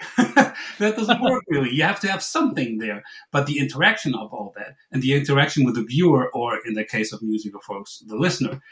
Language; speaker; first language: English; non-native, fluent; German